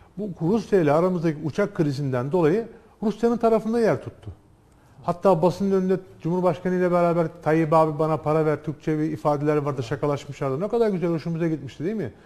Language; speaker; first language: Turkish; native; Turkish